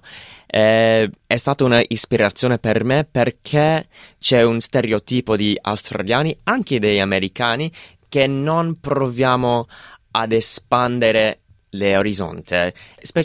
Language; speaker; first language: Italian; non-native, fluent; English